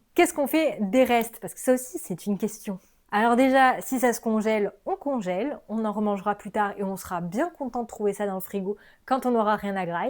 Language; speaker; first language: French; native; French